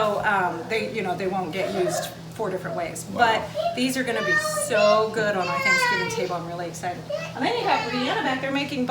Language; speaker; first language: English; native; English